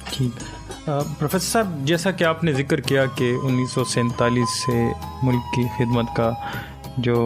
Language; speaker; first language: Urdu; non-native, local second language; Pashto